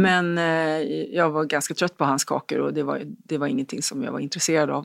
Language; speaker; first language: Swedish; native; Swedish